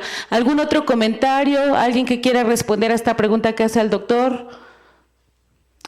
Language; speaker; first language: Spanish; native; Spanish